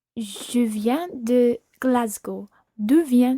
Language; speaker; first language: French; non-native, learner; English